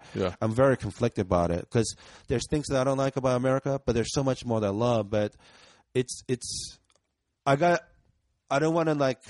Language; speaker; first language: English; early bilingual, other home language; Japanese